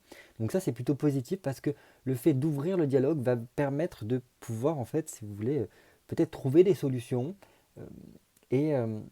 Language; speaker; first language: French; native; French